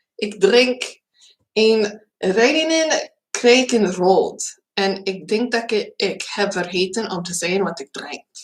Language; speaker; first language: Dutch; non-native, learner; English